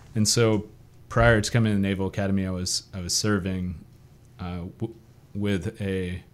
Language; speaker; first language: English; native; English